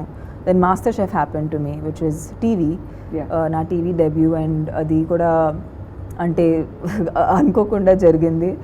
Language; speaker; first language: Telugu; non-native, fluent; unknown